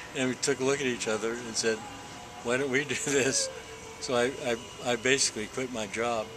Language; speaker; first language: English; native; English